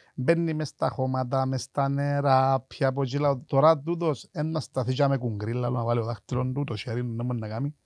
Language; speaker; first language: Greek; native; Greek